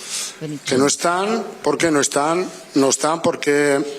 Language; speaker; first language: Spanish; non-native, fluent; Italian